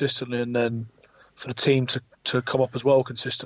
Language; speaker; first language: English; native; English